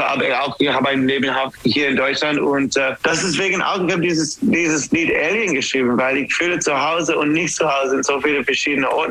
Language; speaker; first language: German; non-native, learner; English